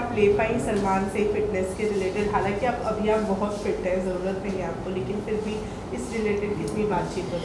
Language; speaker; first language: Hindi; native; Hindi